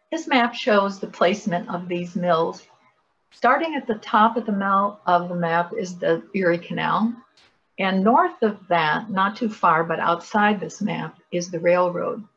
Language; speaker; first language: English; native; English